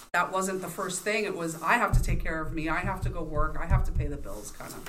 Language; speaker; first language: English; native; English